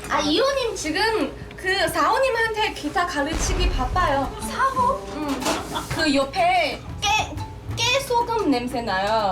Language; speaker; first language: Korean; non-native, fluent; Chinese